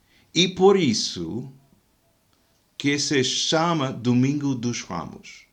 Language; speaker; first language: Portuguese; non-native, fluent; English